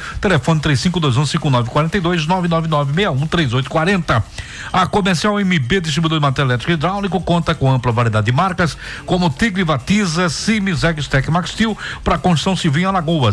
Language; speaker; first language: Portuguese; native; Portuguese